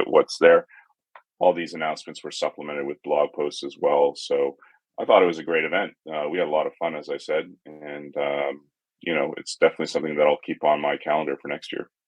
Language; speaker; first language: English; native; English